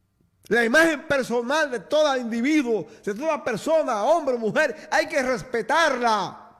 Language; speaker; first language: Spanish; native; Spanish